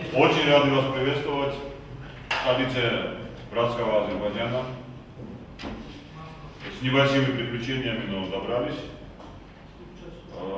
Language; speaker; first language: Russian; non-native, local second language; Ukrainian